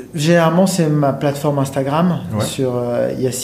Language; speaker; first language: French; native; French